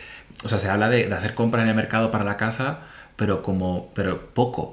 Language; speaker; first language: Spanish; native; Spanish